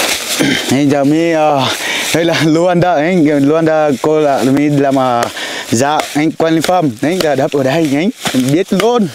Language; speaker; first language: Vietnamese; non-native, learner; Portuguese